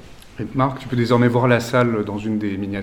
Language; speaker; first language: French; native; French